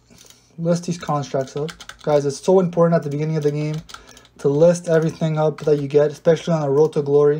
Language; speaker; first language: English; native; English